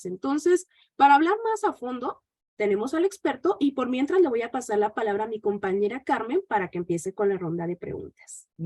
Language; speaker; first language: Spanish; native; Spanish